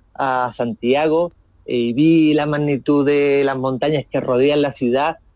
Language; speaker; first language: Spanish; native; Spanish